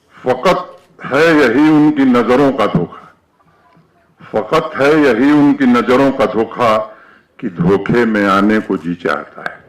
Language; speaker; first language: Hindi; native; Hindi